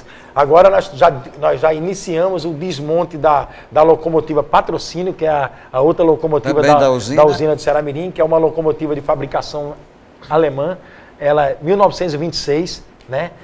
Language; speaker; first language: Portuguese; native; Portuguese